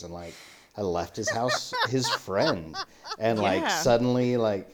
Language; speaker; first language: English; native; English